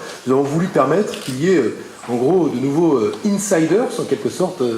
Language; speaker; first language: French; native; French